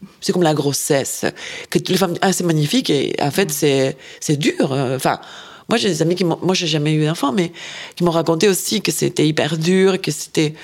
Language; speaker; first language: French; non-native, fluent; Spanish